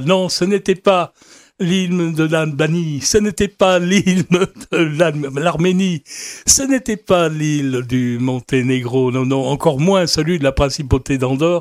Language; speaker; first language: French; native; French